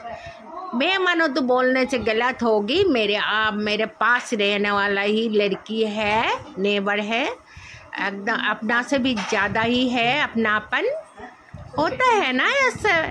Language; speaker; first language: Hindi; non-native, local second language; Assamese